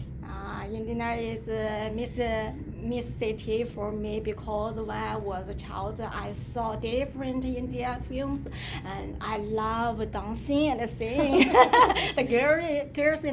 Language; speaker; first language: English; non-native, learner; Chinese